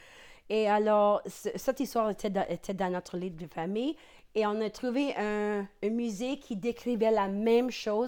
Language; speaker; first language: French; non-native, local second language; English